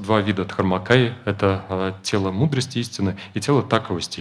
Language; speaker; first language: Russian; native; Russian